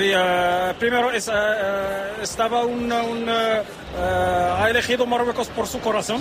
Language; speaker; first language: Spanish; non-native, learner; Arabic